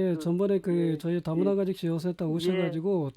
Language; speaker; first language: Korean; native; Korean